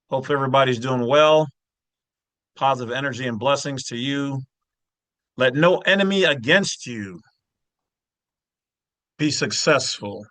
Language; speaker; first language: English; native; English